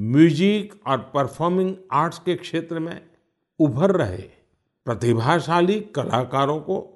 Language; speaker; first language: Hindi; native; Hindi